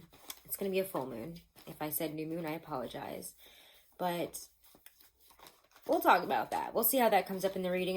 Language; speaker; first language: English; native; English